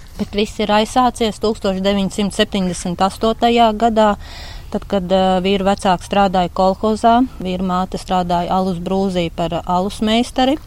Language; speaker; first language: Latvian; native; Latvian